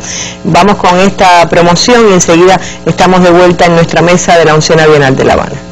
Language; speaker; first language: Spanish; native; Spanish